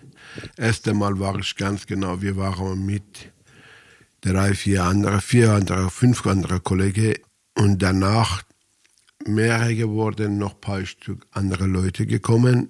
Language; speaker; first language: German; non-native, fluent; Persian